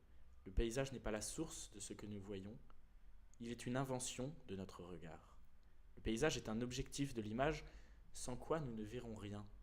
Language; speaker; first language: French; native; French